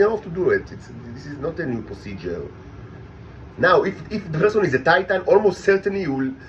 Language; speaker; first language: English; non-native, fluent; Hebrew